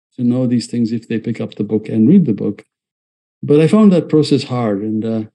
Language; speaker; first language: English; non-native, fluent; Malayalam